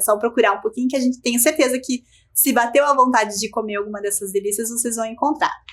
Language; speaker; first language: Portuguese; native; Portuguese